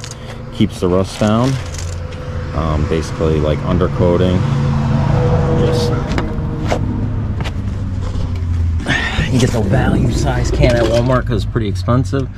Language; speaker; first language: English; native; English